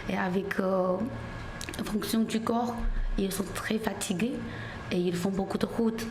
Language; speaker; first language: French; non-native, learner; Chinese